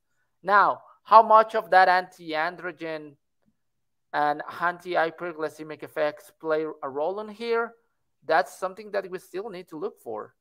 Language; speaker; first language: English; non-native, fluent; Spanish